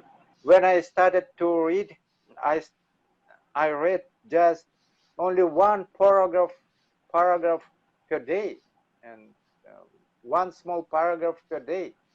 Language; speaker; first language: English; non-native, learner; Russian